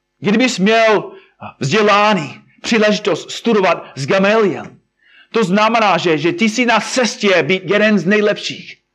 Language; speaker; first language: Czech; non-native, fluent; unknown